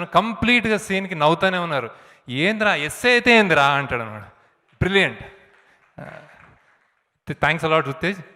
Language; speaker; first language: Telugu; native; Telugu